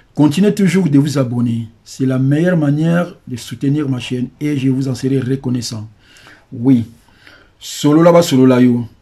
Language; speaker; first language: French; non-native, local second language; Lingala